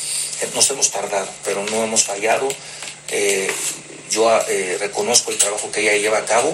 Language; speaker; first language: Spanish; native; Spanish